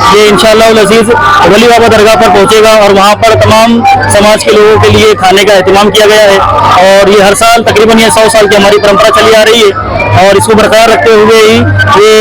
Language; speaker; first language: Urdu; native; Urdu